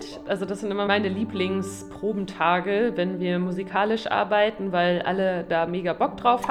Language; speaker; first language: German; native; German